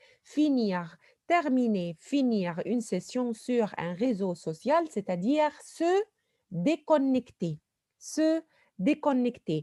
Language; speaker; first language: French; non-native, fluent; Arabic